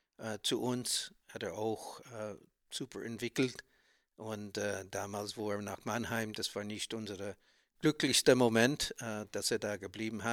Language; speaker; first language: German; non-native, learner; English